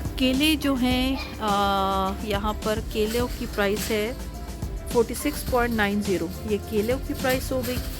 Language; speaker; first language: Urdu; native; Urdu